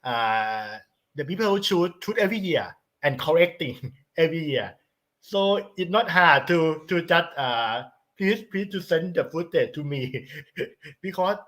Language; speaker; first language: English; non-native, learner; Thai